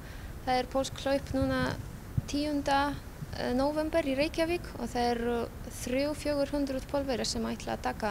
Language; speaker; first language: Icelandic; non-native, fluent; Polish